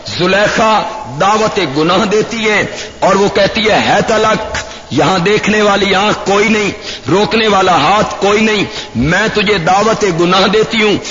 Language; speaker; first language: Urdu; non-native, local second language; Punjabi